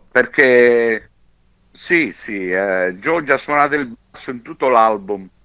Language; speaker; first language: Italian; native; Italian